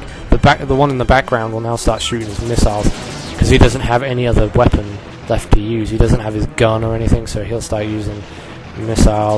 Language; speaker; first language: English; native; English